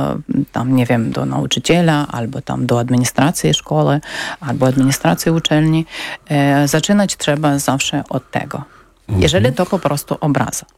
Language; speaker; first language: Polish; non-native, fluent; Ukrainian